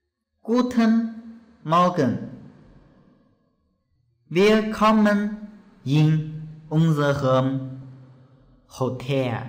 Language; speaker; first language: German; non-native, fluent; Chinese